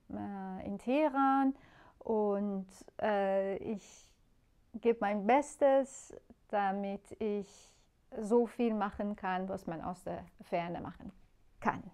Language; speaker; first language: German; non-native, fluent; Persian